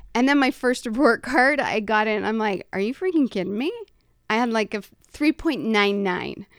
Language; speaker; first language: English; native; English